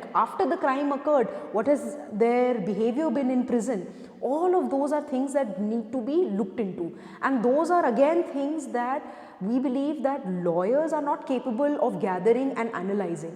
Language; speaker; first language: English; non-native, local second language; Hindi